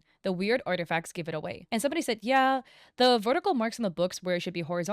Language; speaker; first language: English; native; English